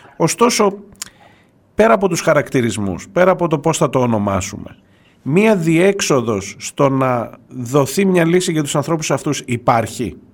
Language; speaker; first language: Greek; native; Greek